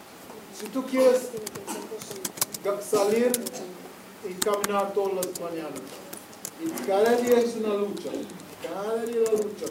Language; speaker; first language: Spanish; non-native, fluent; English